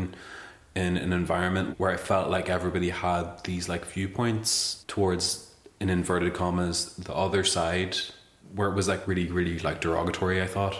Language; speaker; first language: English; native; English